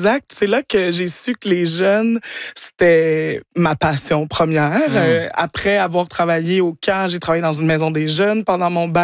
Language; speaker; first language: French; native; French